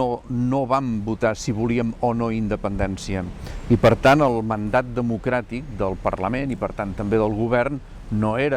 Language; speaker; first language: Catalan; native; Catalan